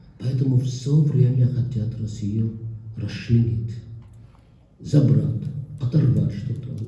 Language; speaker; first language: Russian; non-native, fluent; Arabic